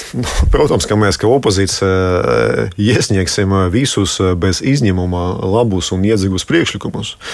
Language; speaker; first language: Latvian; non-native, local second language; Russian